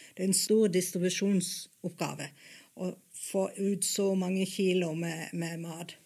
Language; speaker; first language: Norwegian; native; Norwegian